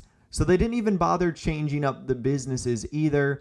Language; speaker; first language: English; native; English